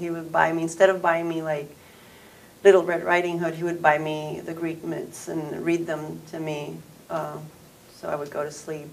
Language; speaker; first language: English; non-native, fluent; Spanish